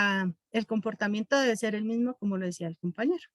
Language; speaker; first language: Spanish; native; Spanish